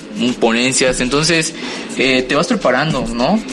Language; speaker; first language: Spanish; native; Spanish